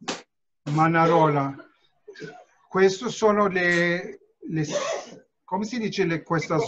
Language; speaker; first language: Italian; non-native, fluent; Turkish